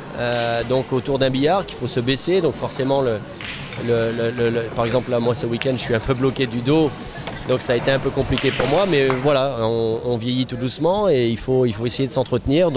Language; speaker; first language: French; native; French